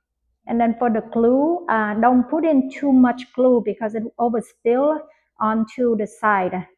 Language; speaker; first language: English; non-native, fluent; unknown